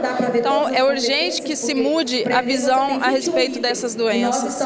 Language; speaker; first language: Portuguese; native; Portuguese